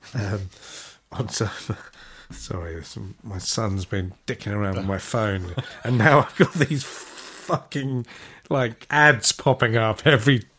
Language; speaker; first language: English; native; English